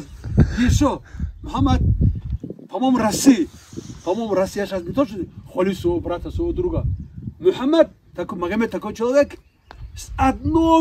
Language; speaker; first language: Russian; non-native, local second language; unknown